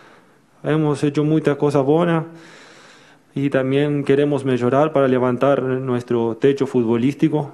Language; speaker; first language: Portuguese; non-native, learner; Spanish